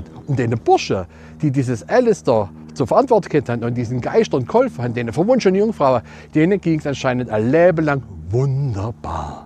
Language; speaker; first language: German; native; German